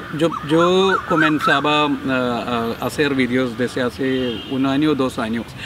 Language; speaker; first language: Spanish; non-native, learner; Malayalam